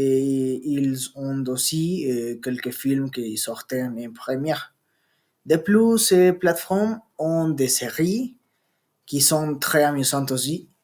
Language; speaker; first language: French; non-native, learner; Spanish